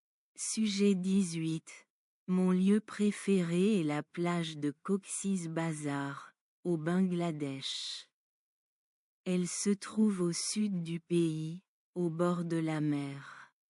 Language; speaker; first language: French; non-native, learner; Bangla